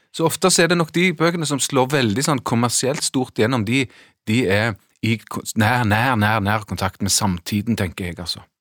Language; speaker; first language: Norwegian; native; Norwegian